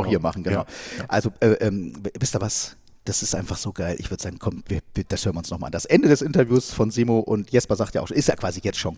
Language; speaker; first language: German; native; German